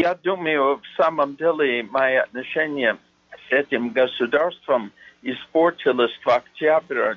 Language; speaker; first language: Russian; non-native, fluent; English